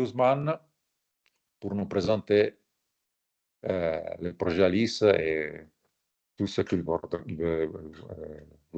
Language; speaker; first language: French; non-native, fluent; Italian